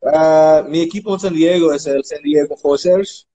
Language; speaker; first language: Spanish; non-native, learner; English